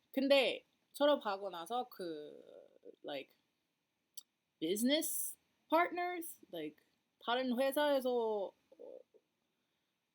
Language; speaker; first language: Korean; non-native, learner; English